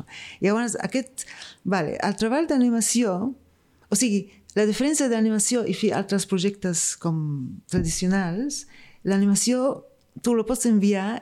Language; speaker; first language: Catalan; non-native, fluent; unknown